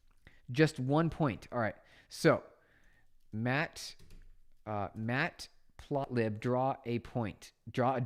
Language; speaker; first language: English; native; English